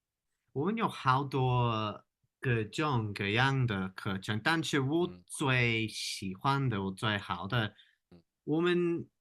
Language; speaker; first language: Chinese; non-native, fluent; English